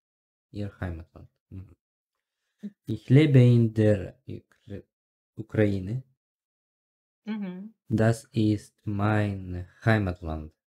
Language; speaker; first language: German; non-native, learner; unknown